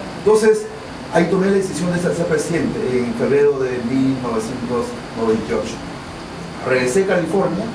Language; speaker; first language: Spanish; non-native, local second language; Shipibo-Conibo